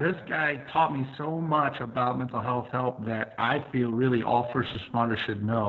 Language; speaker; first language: English; native; English